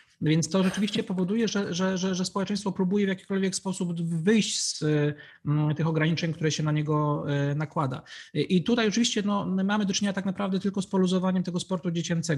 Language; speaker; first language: Polish; native; Polish